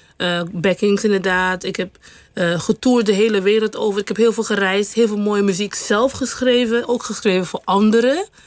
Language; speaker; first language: Dutch; non-native, local second language; English